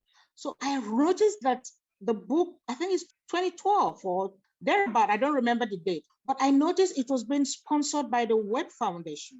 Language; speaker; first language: English; non-native, local second language; Igbo